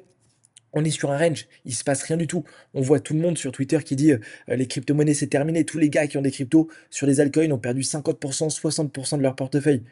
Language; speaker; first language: French; native; French